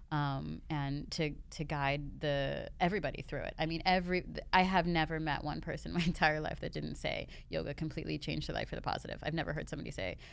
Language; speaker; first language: English; native; English